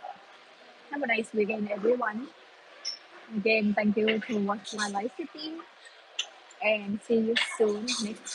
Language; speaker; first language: English; non-native, learner; Thai